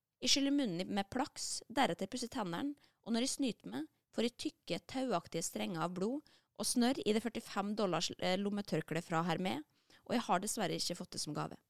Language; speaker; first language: Norwegian; native; Norwegian